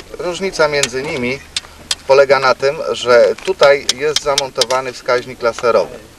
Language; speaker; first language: Polish; native; Polish